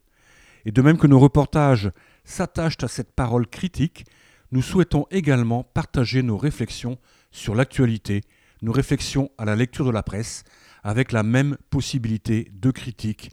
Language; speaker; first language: French; native; French